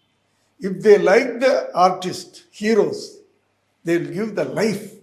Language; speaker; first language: Telugu; non-native, learner; Tamil